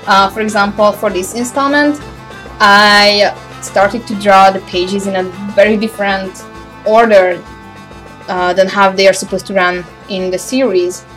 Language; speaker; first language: English; non-native, fluent; Hungarian